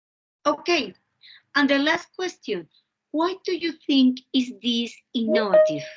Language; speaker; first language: English; non-native, fluent; Spanish